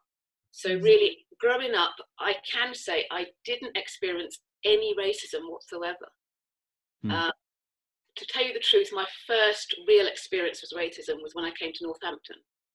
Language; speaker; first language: English; native; English